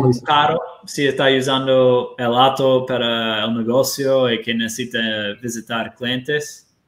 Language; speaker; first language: Spanish; non-native, fluent; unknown